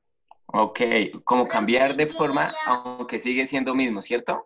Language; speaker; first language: Spanish; native; Spanish